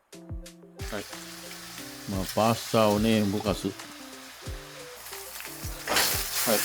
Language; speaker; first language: Japanese; non-native, fluent; Italian